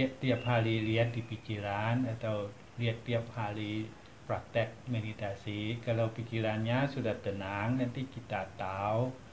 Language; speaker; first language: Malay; non-native, learner; Thai